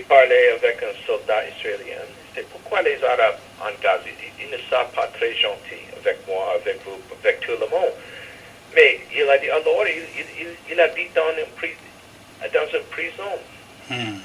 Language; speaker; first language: French; non-native, fluent; English